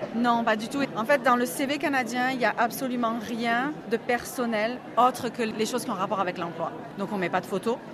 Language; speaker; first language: French; native; French